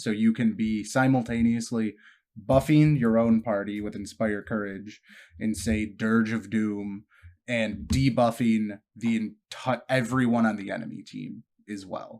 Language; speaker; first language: English; native; English